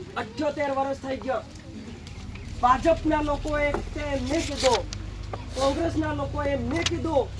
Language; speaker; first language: Gujarati; non-native, local second language; Bhili